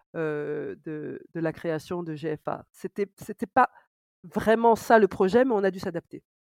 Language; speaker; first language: French; native; French